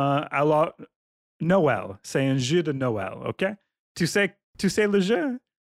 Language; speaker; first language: French; non-native, learner; English